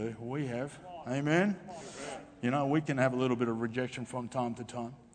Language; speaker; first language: English; native; English